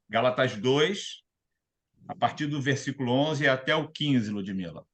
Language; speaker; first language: Portuguese; native; Portuguese